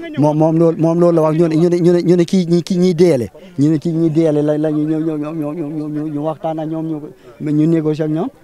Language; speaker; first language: Wolof; non-native, local second language; Fula